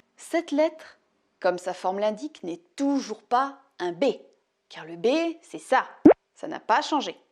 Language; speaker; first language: French; native; French